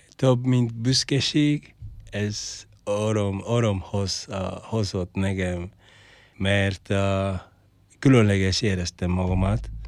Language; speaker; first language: Hungarian; non-native, learner; Spanish